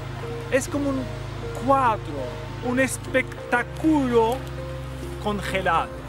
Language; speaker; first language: Spanish; non-native, fluent; Turkish